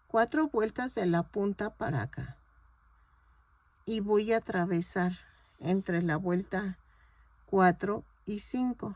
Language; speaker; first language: Spanish; native; Spanish